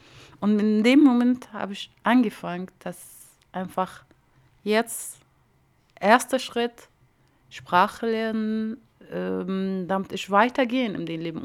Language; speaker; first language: German; non-native, learner; Arabic